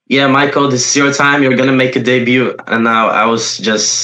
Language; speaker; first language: English; non-native, fluent; Polish